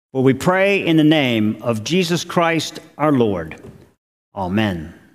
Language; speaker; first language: English; native; English